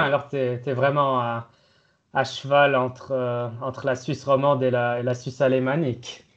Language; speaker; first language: French; non-native, local second language; German